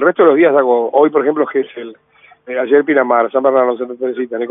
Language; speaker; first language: Spanish; native; Spanish